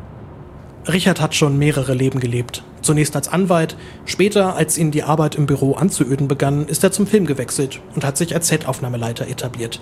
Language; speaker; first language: German; native; German